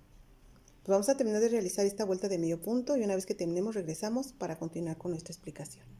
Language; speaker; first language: Spanish; native; Spanish